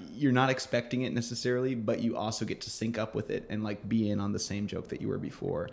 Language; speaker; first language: English; native; English